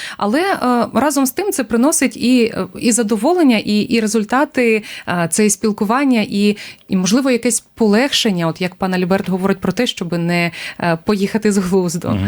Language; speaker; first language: Ukrainian; native; Ukrainian